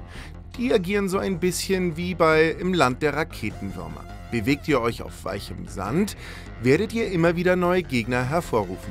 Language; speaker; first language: German; native; German